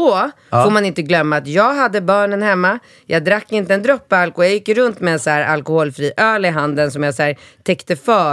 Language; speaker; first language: Swedish; native; Swedish